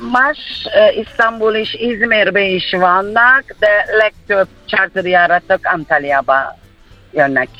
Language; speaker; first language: Hungarian; non-native, fluent; Turkish